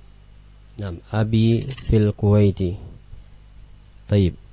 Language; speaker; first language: Arabic; non-native, fluent; Indonesian